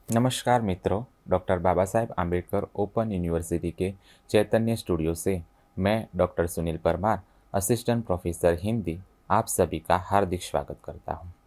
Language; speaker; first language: Hindi; non-native, local second language; Gujarati